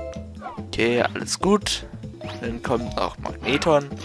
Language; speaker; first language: German; native; German